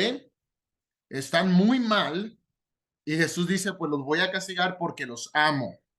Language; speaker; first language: Spanish; native; Spanish